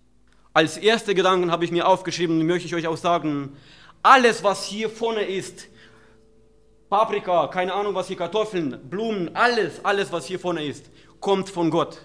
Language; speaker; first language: German; non-native, fluent; Romanian